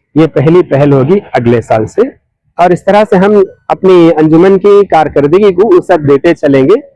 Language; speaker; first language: Urdu; native; Urdu